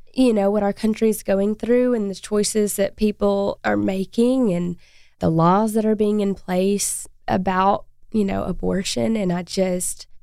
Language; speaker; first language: English; native; English